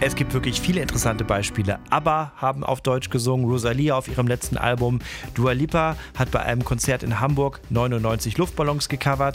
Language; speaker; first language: German; native; German